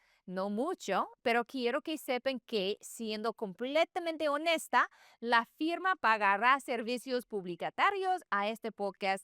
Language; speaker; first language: Spanish; non-native, fluent; English